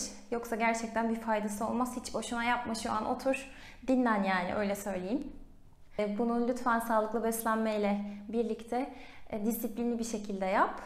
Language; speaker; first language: Turkish; native; Turkish